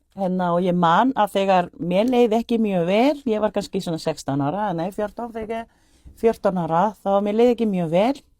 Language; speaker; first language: Icelandic; non-native, fluent; Spanish